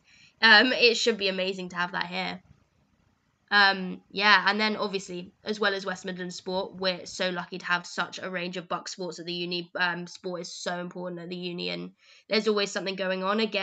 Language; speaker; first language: English; native; English